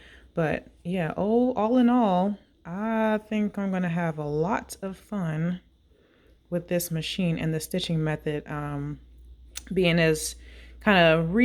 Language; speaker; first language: English; native; English